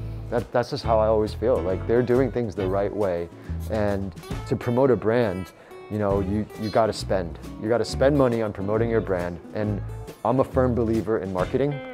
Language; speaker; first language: English; early bilingual, other home language; Chinese